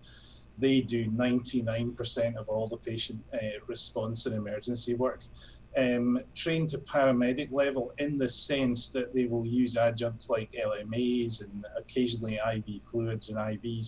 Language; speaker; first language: English; native; English